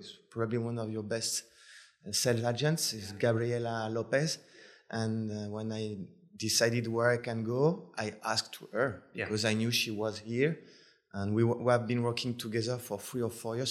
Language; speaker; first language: English; non-native, fluent; French